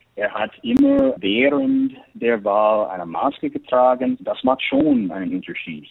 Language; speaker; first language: German; non-native, fluent; English